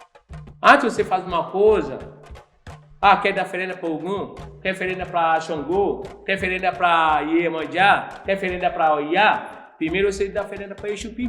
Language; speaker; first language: Portuguese; non-native, learner; Yoruba